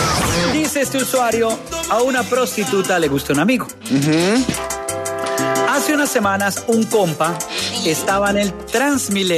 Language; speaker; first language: Spanish; native; Spanish